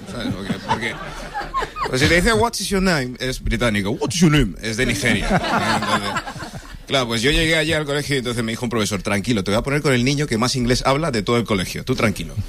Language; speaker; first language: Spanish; early bilingual, other home language; English